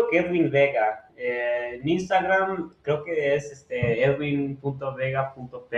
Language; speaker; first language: Spanish; native; Spanish